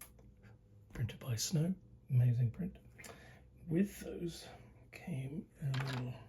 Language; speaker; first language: English; native; English